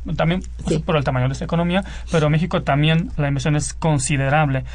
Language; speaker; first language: Spanish; non-native, fluent; Romanian